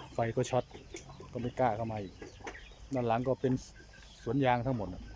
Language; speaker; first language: Thai; native; Thai